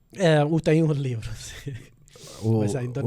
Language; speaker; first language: Portuguese; non-native, fluent; Arabic